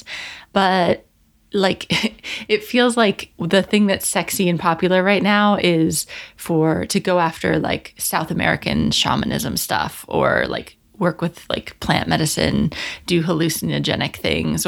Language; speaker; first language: English; native; English